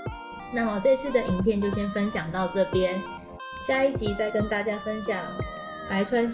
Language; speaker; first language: Chinese; native; Chinese